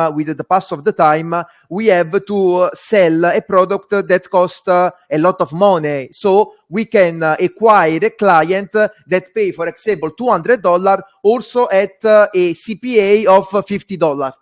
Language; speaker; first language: English; non-native, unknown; Italian